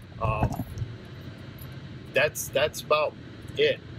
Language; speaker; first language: English; native; English